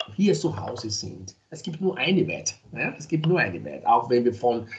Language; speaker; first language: German; non-native, fluent; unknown